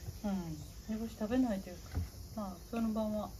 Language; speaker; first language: Japanese; native; Japanese